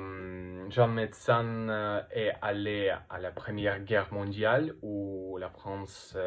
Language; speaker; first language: French; non-native, learner; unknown